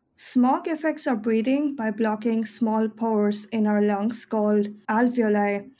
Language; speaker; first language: English; non-native, local second language; Hindi